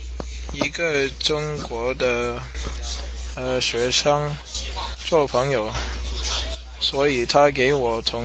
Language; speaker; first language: Chinese; non-native, learner; English